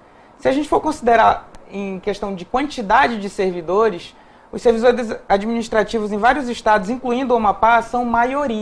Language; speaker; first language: Portuguese; native; Portuguese